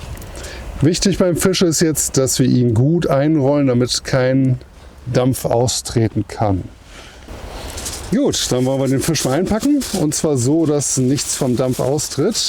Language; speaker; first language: German; native; German